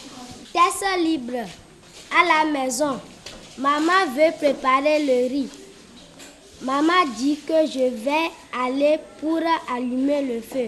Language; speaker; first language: French; non-native, learner; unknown